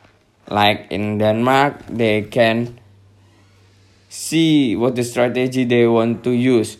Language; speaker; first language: English; non-native, learner; Indonesian